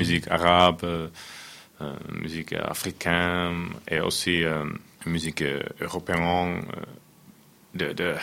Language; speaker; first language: French; non-native, fluent; Finnish